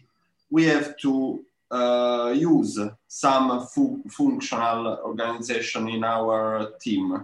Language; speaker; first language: English; non-native, learner; Italian